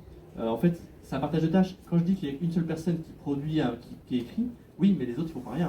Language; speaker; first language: French; native; French